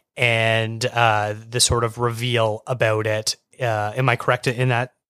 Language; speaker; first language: English; native; English